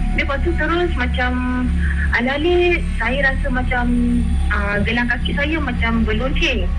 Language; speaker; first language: Malay; native; Malay